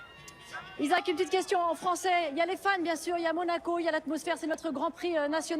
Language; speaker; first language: French; native; French